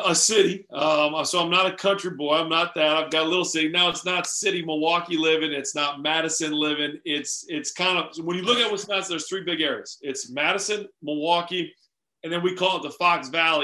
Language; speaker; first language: English; native; English